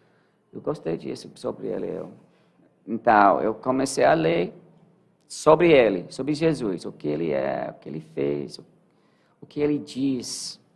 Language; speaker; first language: Portuguese; non-native, learner; English